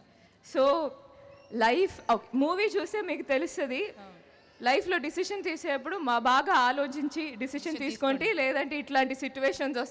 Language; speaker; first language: Telugu; non-native, fluent; Malayalam